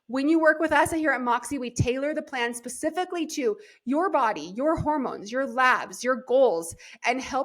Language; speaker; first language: English; native; English